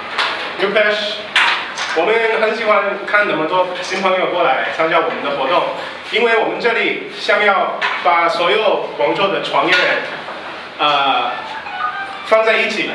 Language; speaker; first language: Chinese; non-native, fluent; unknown